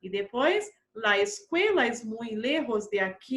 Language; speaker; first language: Spanish; non-native, fluent; Portuguese